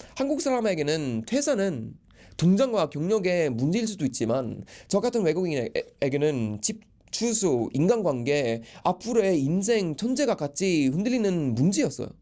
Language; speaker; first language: Korean; non-native, fluent; Swedish